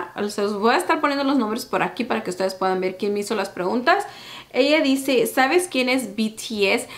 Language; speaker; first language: Spanish; early bilingual, heritage; Spanish